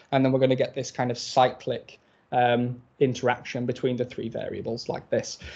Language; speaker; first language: English; native; English